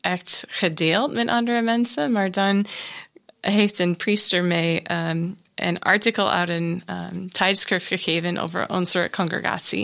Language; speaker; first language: Dutch; non-native, learner; English